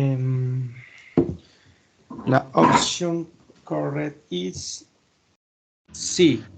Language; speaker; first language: English; non-native, learner; Spanish